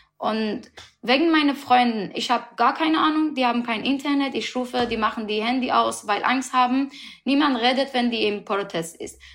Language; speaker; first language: German; non-native, learner; Persian